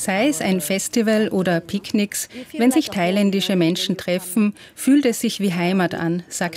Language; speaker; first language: German; native; German